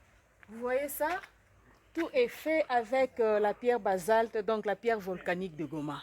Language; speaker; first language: French; non-native, local second language; Swahili